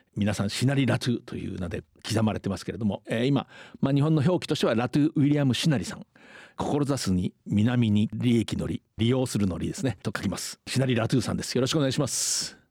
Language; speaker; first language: Japanese; native; Japanese